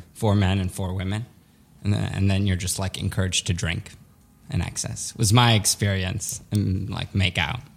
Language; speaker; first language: English; early bilingual, other home language; Russian